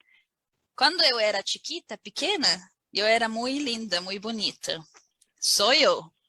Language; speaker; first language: Portuguese; non-native, learner; Arabic